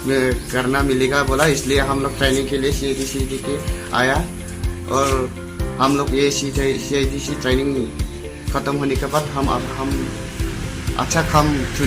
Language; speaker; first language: Hindi; non-native, local second language; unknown